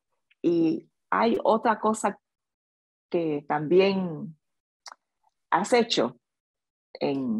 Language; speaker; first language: Spanish; early bilingual, other home language; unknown